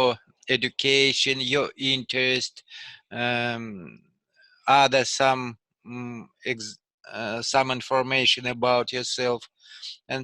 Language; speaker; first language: English; non-native, learner; Russian